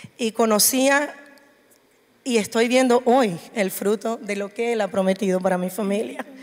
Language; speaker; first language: Spanish; native; Spanish